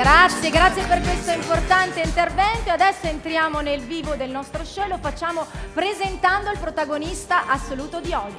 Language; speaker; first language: Italian; native; Italian